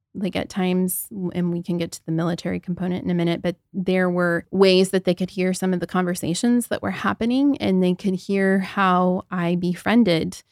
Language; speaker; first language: English; native; English